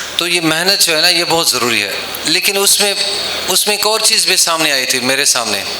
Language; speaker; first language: Urdu; non-native, local second language; Pashto